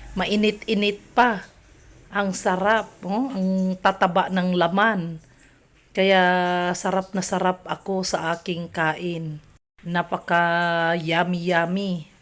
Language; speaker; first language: Filipino; non-native, local second language; Cebuano